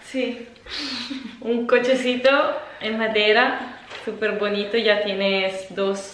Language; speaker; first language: Spanish; non-native, fluent; Italian